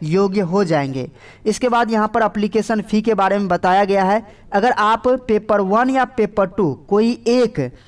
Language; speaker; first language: Hindi; native; Hindi